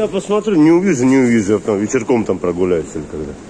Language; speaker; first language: Russian; native; Russian